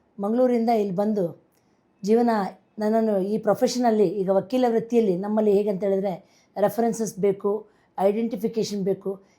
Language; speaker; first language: Kannada; non-native, local second language; Konkani